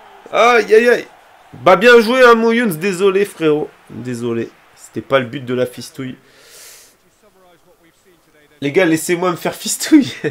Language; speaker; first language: French; native; French